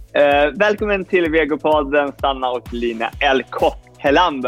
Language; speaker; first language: Swedish; native; Swedish